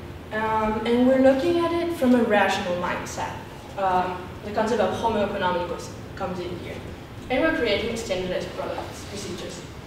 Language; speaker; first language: English; non-native, fluent; German